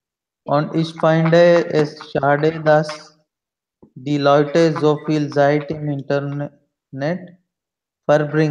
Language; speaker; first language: German; non-native, learner; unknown